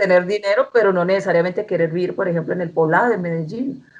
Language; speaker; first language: Spanish; native; Spanish